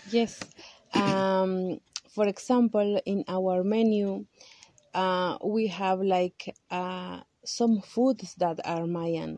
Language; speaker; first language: English; non-native, local second language; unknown